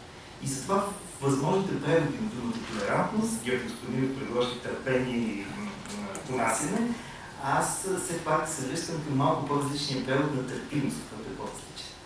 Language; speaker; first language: Bulgarian; native; Bulgarian